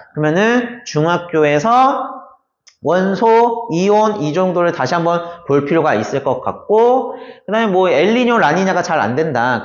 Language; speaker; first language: Korean; native; Korean